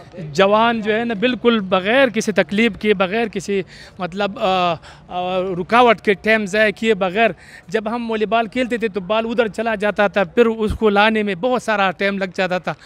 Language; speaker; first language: Urdu; non-native, local second language; Pashto